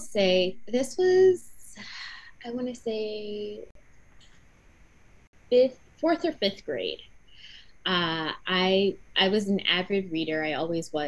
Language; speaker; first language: English; native; English